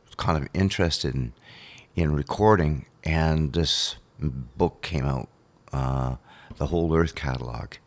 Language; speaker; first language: English; native; English